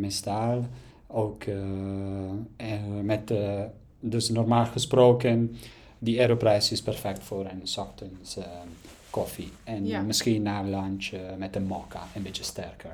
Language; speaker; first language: Dutch; non-native, learner; Italian